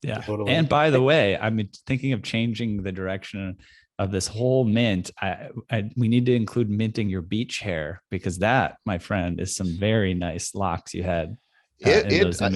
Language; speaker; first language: English; native; English